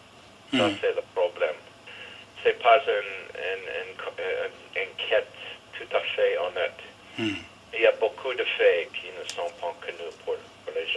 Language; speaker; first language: French; non-native, fluent; English